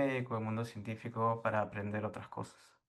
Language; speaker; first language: Spanish; native; Spanish